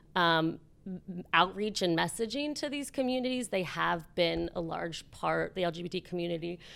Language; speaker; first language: English; native; English